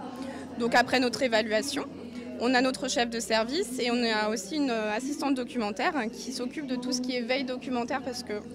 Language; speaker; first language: French; native; French